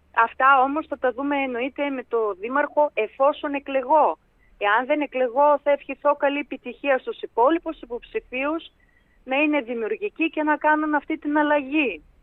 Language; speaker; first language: Greek; non-native, fluent; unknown